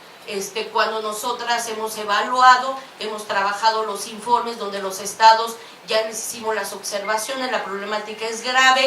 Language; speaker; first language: Spanish; native; Spanish